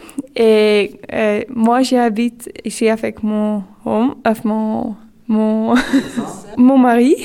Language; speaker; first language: French; non-native, learner; Dutch